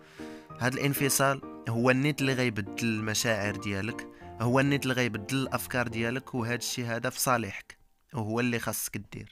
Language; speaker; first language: Arabic; native; Arabic